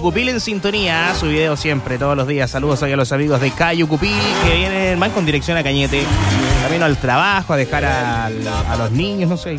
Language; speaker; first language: Spanish; native; Spanish